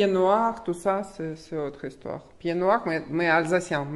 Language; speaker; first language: French; non-native, learner; Russian